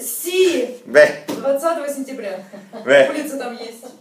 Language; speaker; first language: Russian; native; Russian